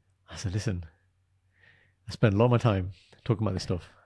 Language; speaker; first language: English; early bilingual, other home language; Punjabi